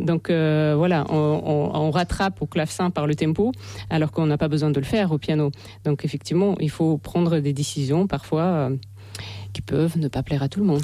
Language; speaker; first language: French; non-native, fluent; Russian